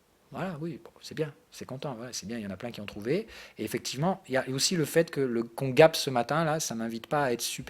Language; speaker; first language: French; native; French